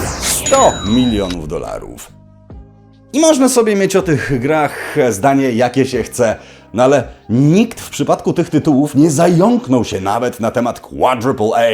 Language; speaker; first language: Polish; native; Polish